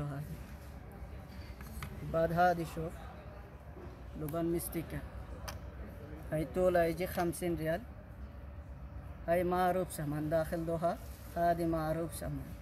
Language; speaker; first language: Arabic; non-native, learner; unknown